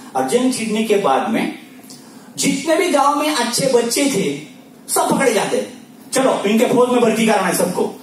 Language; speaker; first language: Hindi; non-native, local second language; Marathi